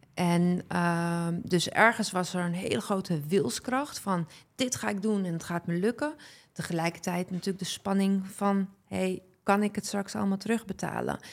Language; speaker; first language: Dutch; early bilingual, other home language; Arabic